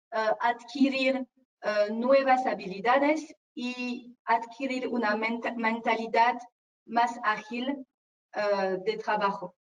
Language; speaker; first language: Spanish; non-native, fluent; French